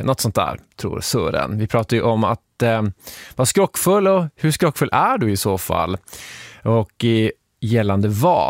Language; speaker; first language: Swedish; native; Swedish